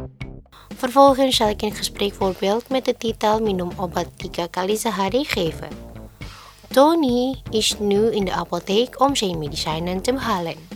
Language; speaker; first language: Dutch; non-native, learner; Indonesian